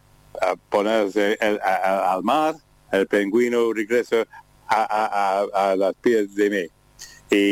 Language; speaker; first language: Spanish; non-native, learner; English